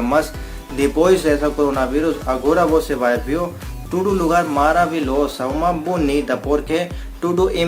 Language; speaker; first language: Portuguese; non-native, learner; Hindi